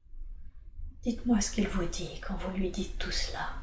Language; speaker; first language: French; native; French